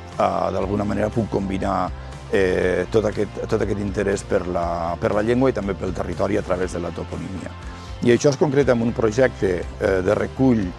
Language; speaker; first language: Catalan; native; Catalan